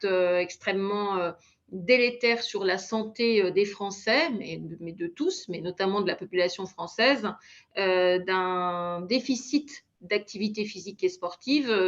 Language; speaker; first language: French; native; French